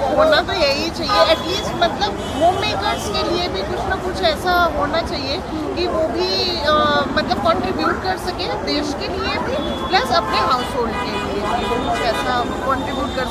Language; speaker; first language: Hindi; native; Hindi